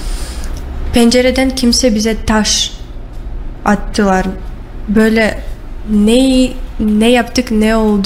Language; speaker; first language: Turkish; non-native, learner; Russian